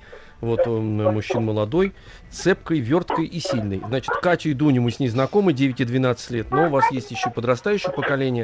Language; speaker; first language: Russian; native; Russian